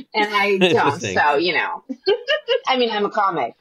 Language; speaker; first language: English; native; English